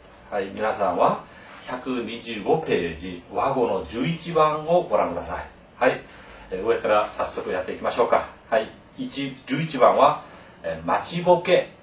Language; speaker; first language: Japanese; non-native, fluent; Korean